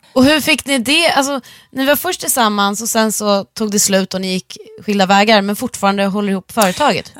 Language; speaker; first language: Swedish; native; Swedish